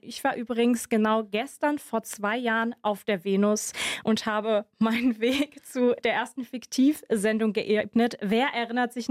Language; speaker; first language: German; native; German